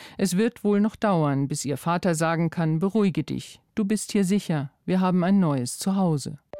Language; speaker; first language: German; native; German